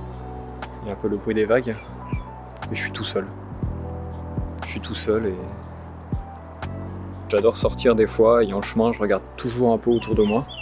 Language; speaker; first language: French; native; French